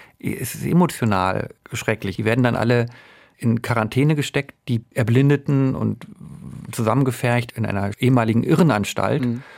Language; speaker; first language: German; native; German